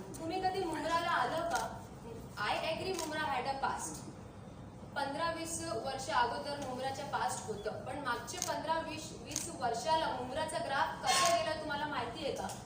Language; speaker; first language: Marathi; non-native, local second language; Urdu